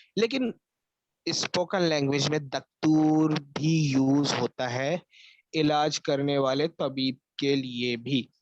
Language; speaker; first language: Urdu; native; Urdu